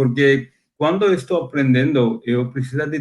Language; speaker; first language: Portuguese; non-native, fluent; Hindi